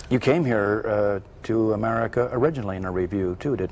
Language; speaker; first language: English; native; English